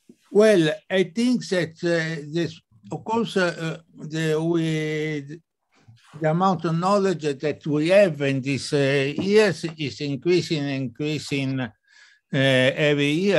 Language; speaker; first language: English; non-native, fluent; Italian